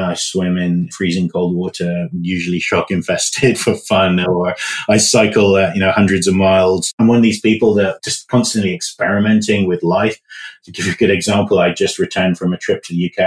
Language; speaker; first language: English; native; English